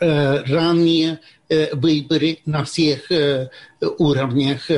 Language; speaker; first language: Russian; non-native, fluent; Swedish